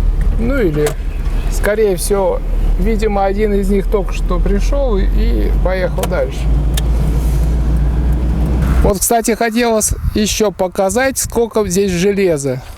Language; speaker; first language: Russian; native; Russian